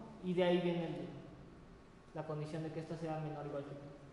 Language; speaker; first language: Spanish; native; Spanish